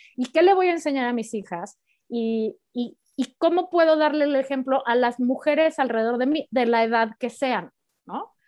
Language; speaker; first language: Spanish; native; Spanish